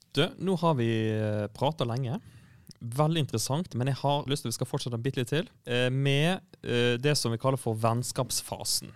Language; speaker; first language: Norwegian; native; Norwegian